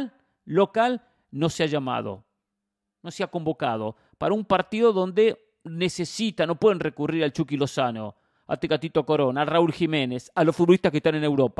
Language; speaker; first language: Spanish; native; Spanish